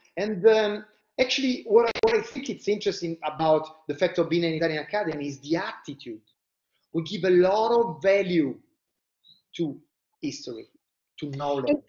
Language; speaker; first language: English; non-native, fluent; Italian